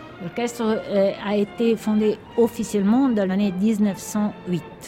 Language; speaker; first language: French; non-native, fluent; Italian